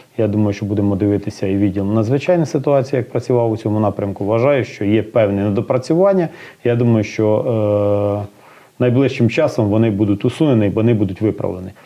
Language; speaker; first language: Ukrainian; native; Ukrainian